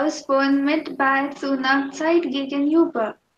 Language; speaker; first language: German; non-native, fluent; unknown